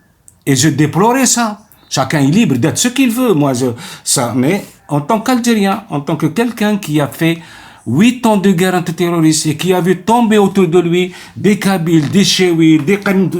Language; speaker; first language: French; non-native, local second language; Arabic